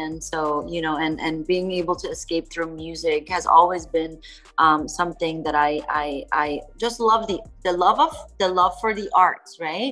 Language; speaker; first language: English; early bilingual, other home language; Persian